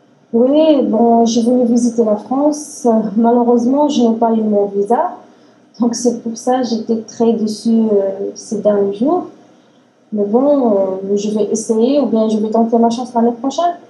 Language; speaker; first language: French; non-native, learner; Arabic